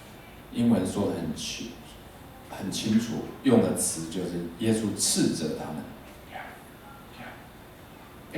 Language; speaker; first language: Chinese; native; Chinese